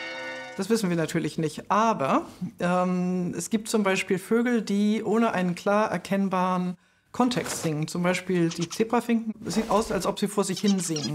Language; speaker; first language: German; native; German